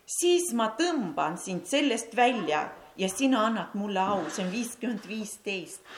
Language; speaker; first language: Estonian; non-native, local second language; Russian